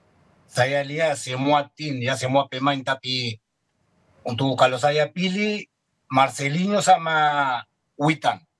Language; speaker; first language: Indonesian; non-native, fluent; Spanish